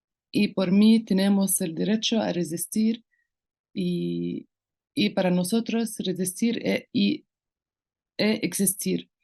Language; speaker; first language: Spanish; non-native, local second language; Arabic